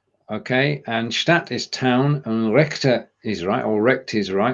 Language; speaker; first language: English; native; English